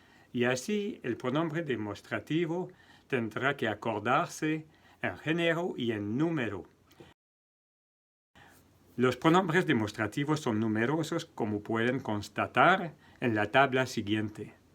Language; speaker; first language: Spanish; non-native, fluent; French